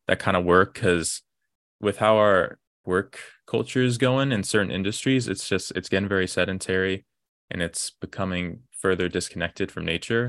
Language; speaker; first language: English; native; English